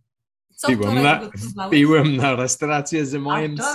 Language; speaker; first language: Polish; non-native, learner; English